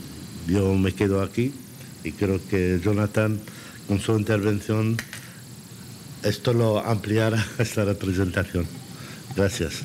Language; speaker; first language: Spanish; non-native, fluent; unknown